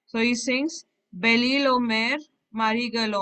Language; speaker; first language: French; non-native, fluent; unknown